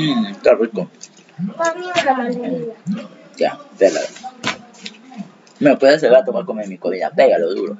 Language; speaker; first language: Spanish; native; Spanish